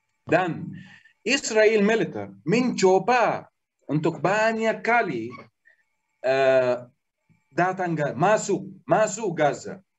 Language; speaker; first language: Indonesian; non-native, learner; Arabic